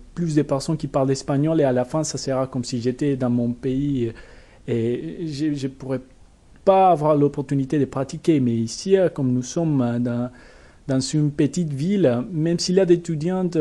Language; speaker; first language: French; non-native, fluent; Spanish